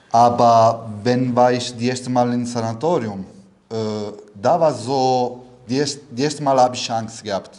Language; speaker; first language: German; non-native, learner; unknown